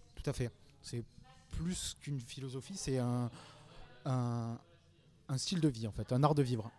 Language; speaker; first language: French; native; French